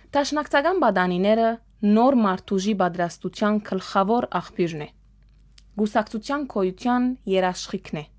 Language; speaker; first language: Armenian; early bilingual, heritage; Armenian